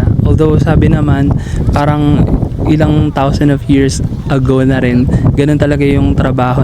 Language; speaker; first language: Filipino; native; Filipino